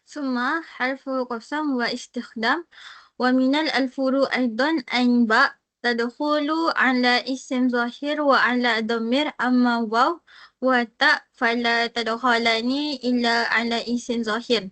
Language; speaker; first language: Arabic; non-native, fluent; Malay